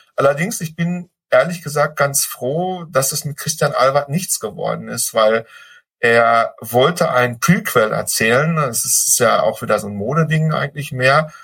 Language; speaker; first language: German; native; German